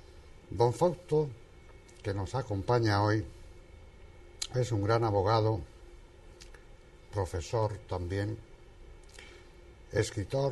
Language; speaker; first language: Spanish; native; Spanish